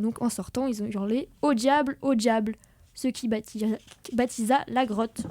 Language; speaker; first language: French; native; French